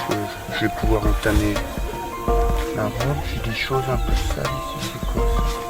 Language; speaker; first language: French; native; French